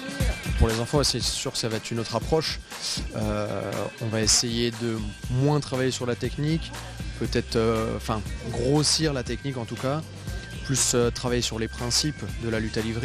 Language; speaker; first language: French; native; French